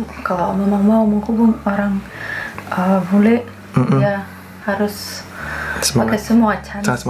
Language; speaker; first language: Indonesian; non-native, fluent; Russian